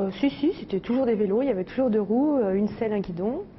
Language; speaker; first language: French; native; French